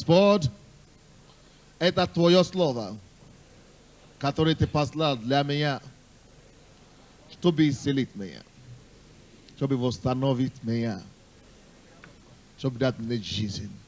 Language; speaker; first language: Russian; non-native, fluent; Yoruba